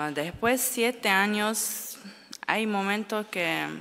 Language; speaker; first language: Spanish; non-native, learner; Arabic